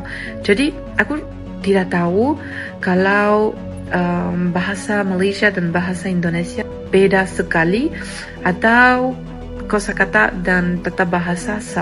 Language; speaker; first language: Indonesian; non-native, fluent; English